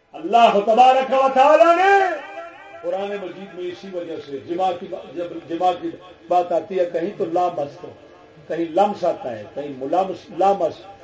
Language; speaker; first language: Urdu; non-native, local second language; Punjabi